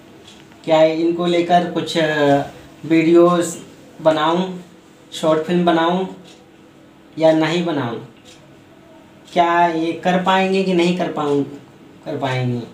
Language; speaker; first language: Hindi; native; Hindi